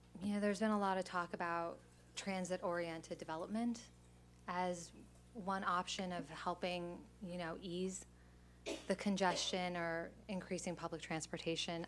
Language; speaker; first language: English; native; English